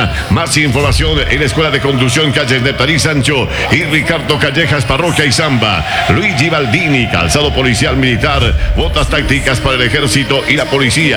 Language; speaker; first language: Spanish; native; Spanish